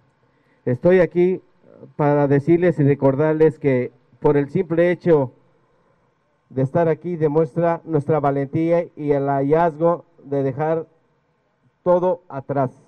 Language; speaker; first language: Spanish; native; Spanish